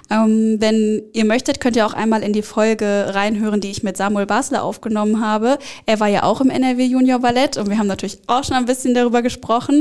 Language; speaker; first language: German; native; German